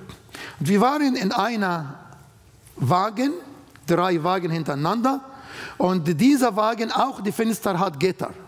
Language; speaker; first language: German; non-native, fluent; Arabic